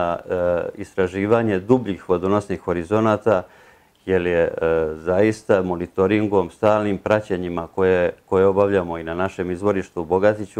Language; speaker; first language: Serbian; native; Serbian